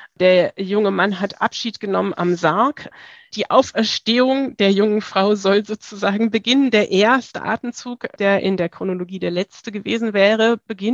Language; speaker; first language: German; native; German